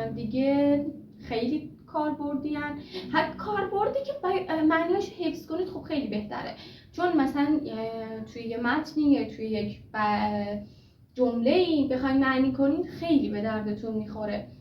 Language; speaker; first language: Persian; native; Persian